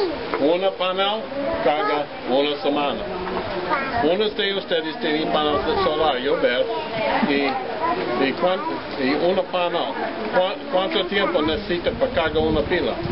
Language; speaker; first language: Spanish; non-native, learner; English